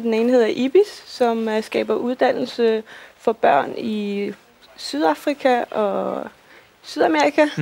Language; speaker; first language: Danish; early bilingual, other home language; Russian